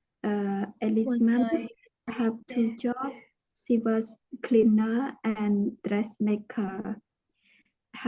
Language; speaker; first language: English; non-native, learner; Khmer